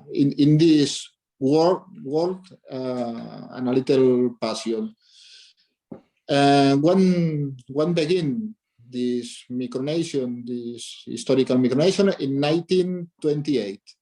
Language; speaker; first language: English; non-native, learner; Catalan